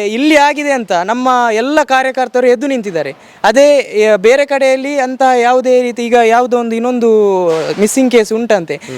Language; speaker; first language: Kannada; native; Kannada